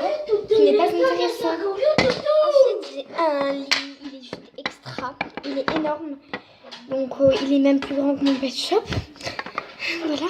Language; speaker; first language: French; native; French